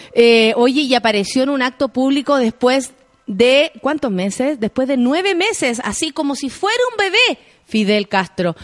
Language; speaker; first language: Spanish; native; Spanish